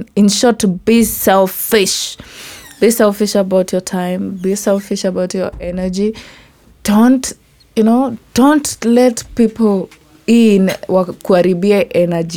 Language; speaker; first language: English; non-native, local second language; Meru